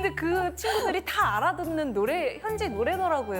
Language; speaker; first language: Korean; native; Korean